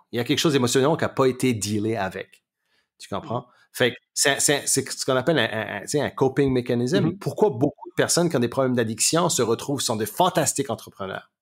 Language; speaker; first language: French; native; French